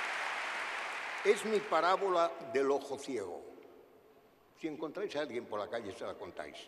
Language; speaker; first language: Spanish; native; Spanish